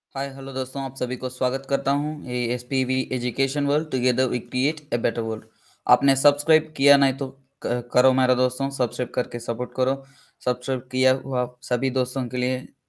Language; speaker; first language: Hindi; non-native, local second language; Telugu